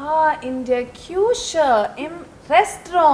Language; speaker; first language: German; non-native, fluent; Hindi